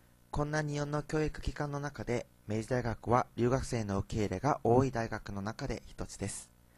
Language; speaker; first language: Japanese; non-native, fluent; Korean